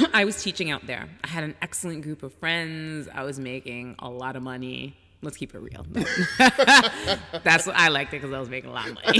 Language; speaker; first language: English; native; English